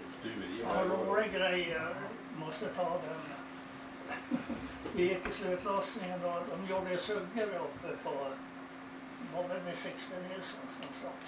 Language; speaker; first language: Swedish; native; Swedish